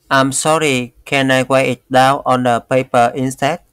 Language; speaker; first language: English; non-native, fluent; Vietnamese